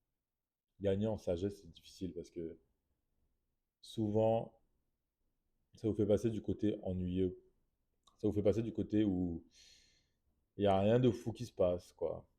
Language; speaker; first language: French; native; French